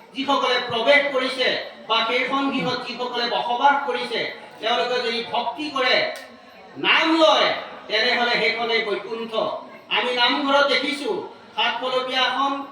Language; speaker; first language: Assamese; native; Assamese